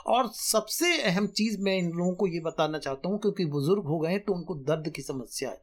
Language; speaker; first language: Hindi; native; Hindi